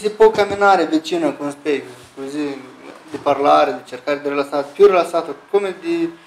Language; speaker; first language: Italian; non-native, learner; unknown